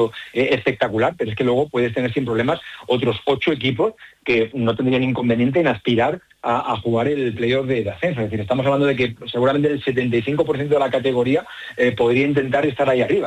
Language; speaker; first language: Spanish; native; Spanish